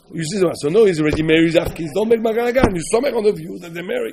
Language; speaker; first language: English; non-native, learner; French